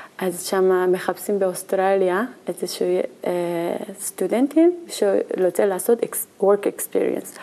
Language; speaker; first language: Hebrew; non-native, learner; Korean